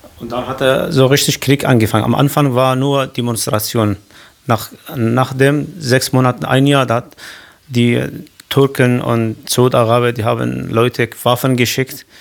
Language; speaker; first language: German; non-native, learner; Kurdish